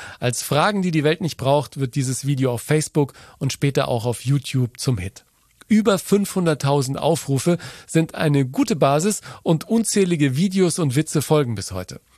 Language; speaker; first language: German; native; German